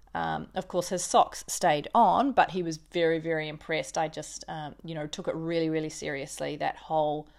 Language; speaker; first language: English; native; English